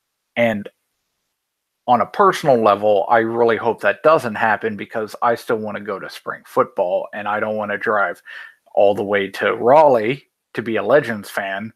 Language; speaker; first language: English; native; English